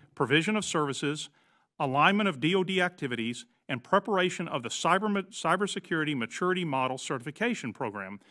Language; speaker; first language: English; native; English